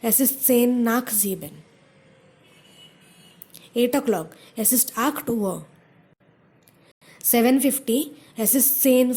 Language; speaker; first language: German; non-native, fluent; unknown